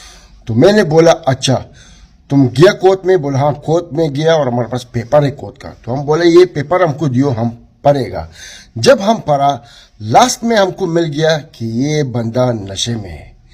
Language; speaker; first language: Hindi; non-native, fluent; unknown